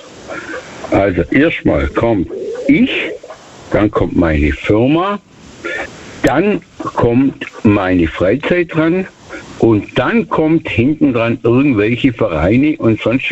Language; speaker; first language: German; native; German